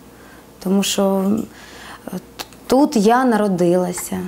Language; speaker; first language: Ukrainian; non-native, local second language; Russian